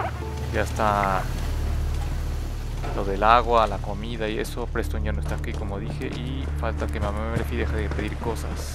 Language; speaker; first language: Spanish; native; Spanish